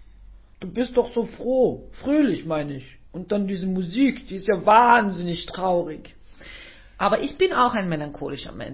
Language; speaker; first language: German; non-native, fluent; Norwegian